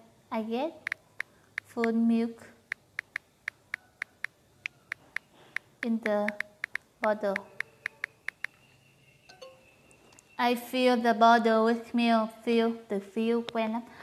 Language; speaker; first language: English; non-native, learner; Vietnamese